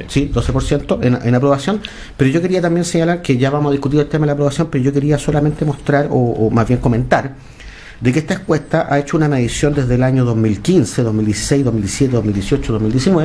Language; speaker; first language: Spanish; native; Spanish